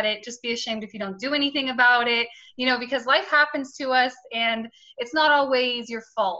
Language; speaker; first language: English; native; English